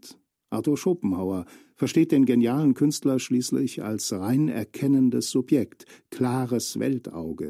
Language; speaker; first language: German; native; German